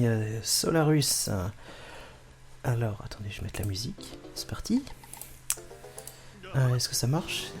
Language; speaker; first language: French; native; French